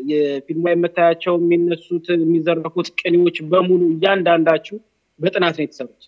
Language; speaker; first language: Amharic; native; Amharic